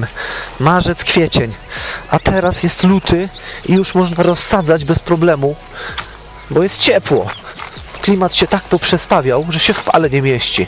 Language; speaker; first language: Polish; native; Polish